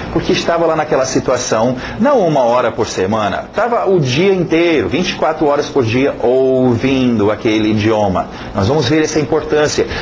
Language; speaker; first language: Portuguese; non-native, fluent; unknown